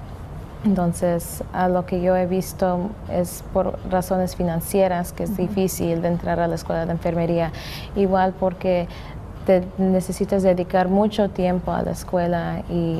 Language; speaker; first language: Spanish; early bilingual, heritage; English